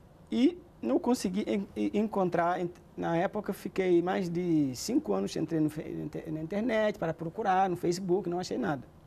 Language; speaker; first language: Portuguese; non-native, fluent; Wolof